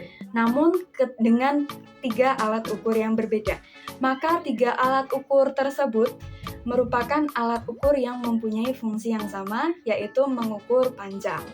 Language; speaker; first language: Indonesian; native; Indonesian